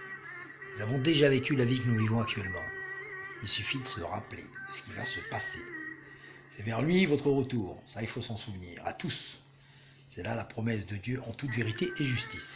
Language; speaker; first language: French; native; French